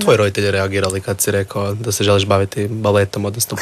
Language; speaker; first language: Serbian; native; Serbian